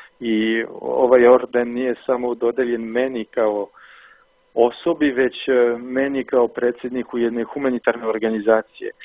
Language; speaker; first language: Serbian; non-native, fluent; French